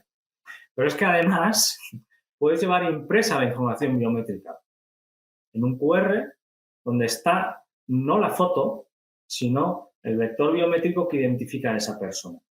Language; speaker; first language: Spanish; native; Spanish